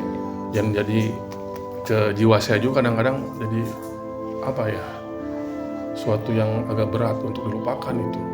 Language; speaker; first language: Indonesian; native; Indonesian